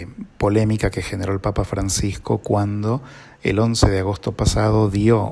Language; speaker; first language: Spanish; native; Spanish